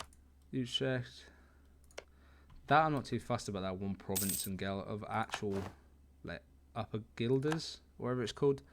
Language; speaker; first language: English; native; English